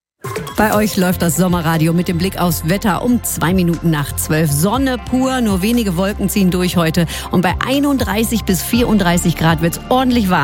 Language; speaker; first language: German; native; German